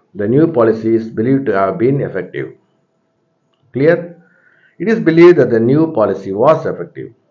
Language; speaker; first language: English; non-native, local second language; Tamil